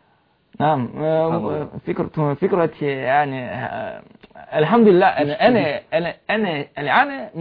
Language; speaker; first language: Arabic; non-native, learner; Chinese